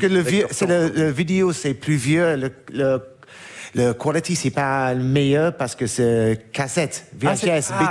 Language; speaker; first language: French; non-native, learner; English